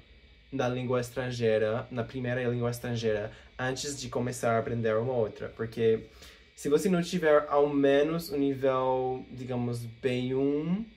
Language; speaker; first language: Portuguese; non-native, fluent; English